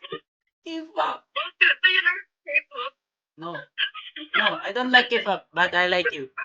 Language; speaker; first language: English; non-native, learner; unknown